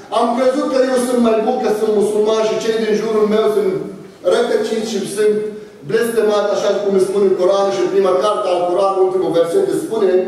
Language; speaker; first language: Romanian; non-native, fluent; Arabic